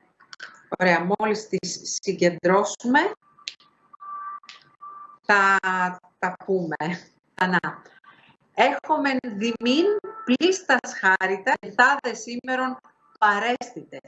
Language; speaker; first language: Greek; native; Greek